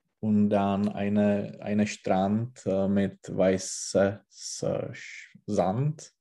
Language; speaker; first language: German; non-native, learner; Czech